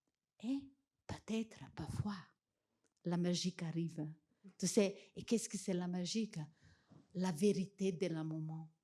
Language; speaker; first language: French; non-native, fluent; Macedonian